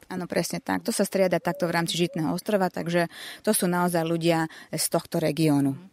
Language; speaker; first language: Slovak; non-native, local second language; Hungarian